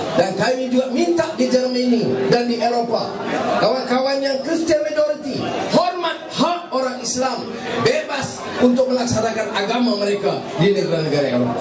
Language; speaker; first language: Malay; native; Malay